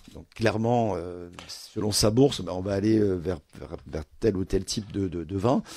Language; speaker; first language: French; native; French